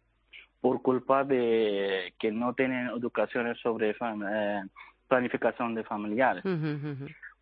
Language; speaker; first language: Spanish; non-native, learner; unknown